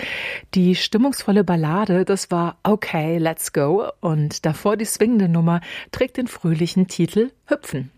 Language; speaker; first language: German; native; German